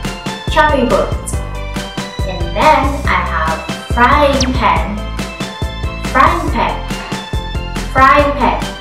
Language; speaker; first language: English; non-native, learner; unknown